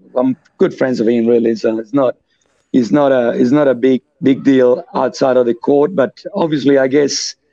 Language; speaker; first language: English; non-native, fluent; Spanish